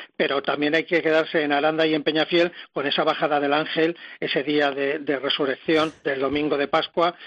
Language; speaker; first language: Spanish; native; Spanish